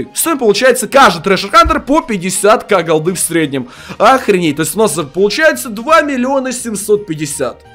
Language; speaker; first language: Russian; native; Russian